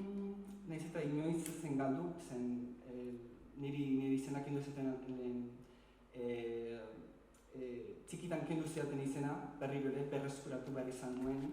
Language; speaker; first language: Basque; early bilingual, other home language; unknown